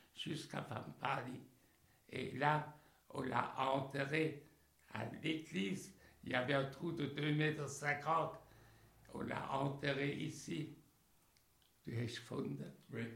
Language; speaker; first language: French; native; French